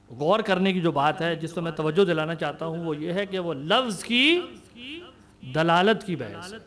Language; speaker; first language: Urdu; native; Urdu